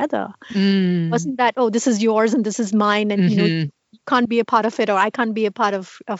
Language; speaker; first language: English; non-native, local second language; Tamil